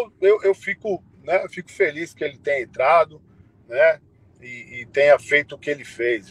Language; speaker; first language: Portuguese; native; Portuguese